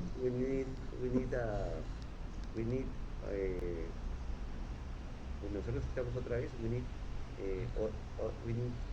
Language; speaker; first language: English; non-native, learner; Spanish